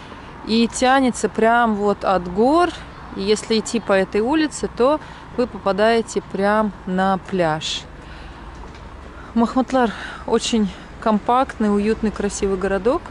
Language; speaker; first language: Russian; native; Russian